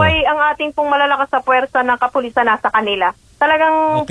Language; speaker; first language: Filipino; native; Filipino